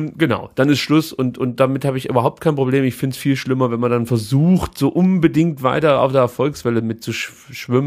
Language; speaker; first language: German; native; German